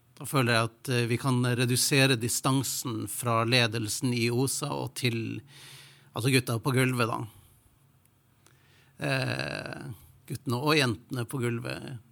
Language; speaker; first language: Norwegian; native; Norwegian